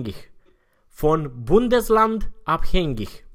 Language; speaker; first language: German; non-native, fluent; Romanian